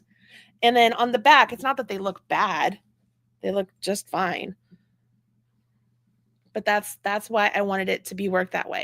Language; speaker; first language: English; native; English